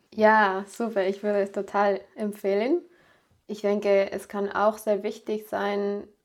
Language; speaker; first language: German; non-native, fluent; Spanish